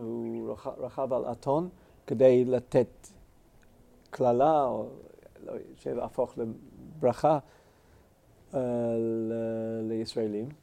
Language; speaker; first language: Hebrew; non-native, fluent; English